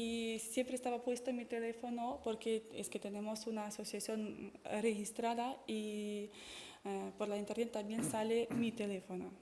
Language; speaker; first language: Spanish; non-native, fluent; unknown